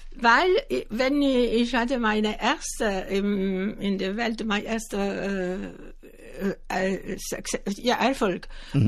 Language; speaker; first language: German; non-native, learner; Greek